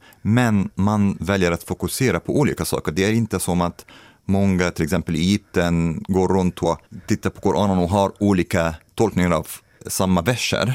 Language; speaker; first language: Swedish; non-native, fluent; Arabic